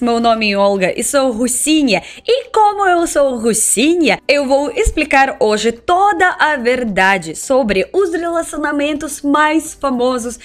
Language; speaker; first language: Portuguese; non-native, fluent; Russian